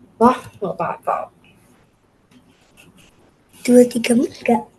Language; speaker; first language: Indonesian; native; Indonesian